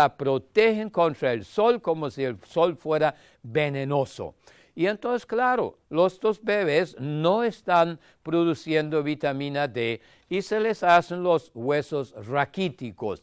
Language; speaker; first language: Spanish; non-native, fluent; German